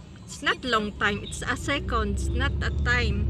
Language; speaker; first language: English; non-native, learner; Filipino